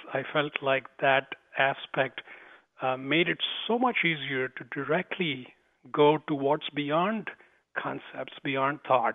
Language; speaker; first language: English; non-native, local second language; Tamil